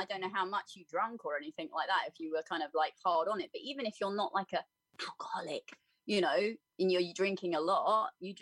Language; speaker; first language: English; native; English